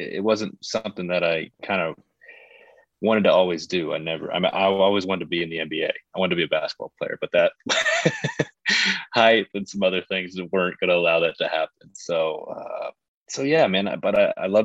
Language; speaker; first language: English; native; English